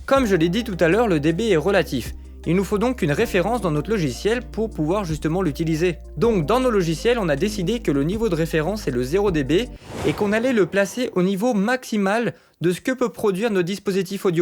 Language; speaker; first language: French; native; French